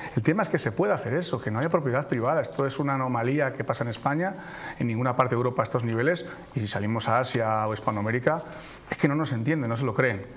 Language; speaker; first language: Spanish; native; Spanish